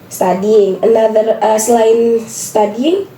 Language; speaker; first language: English; non-native, learner; Indonesian